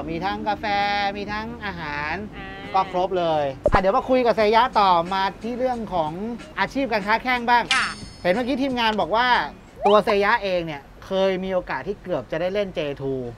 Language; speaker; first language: Thai; native; Thai